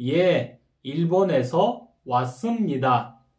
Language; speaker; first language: Korean; non-native, fluent; Kyrgyz